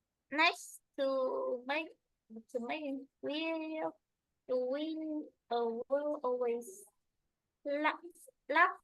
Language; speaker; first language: English; non-native, learner; Vietnamese